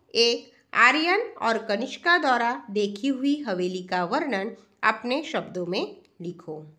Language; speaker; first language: Hindi; non-native, local second language; Marathi